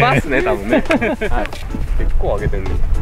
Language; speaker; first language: Japanese; native; Japanese